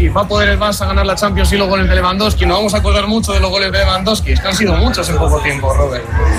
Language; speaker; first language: Spanish; native; Spanish